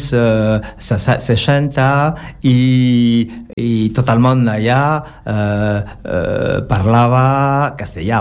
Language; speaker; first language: Catalan; non-native, learner; French